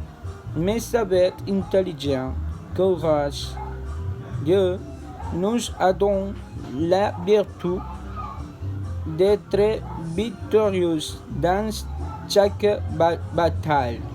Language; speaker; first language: French; non-native, learner; Spanish